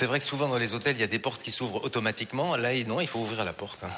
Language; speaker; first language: French; native; French